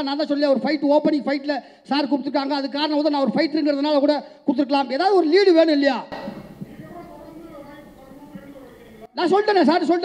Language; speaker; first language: Tamil; native; Tamil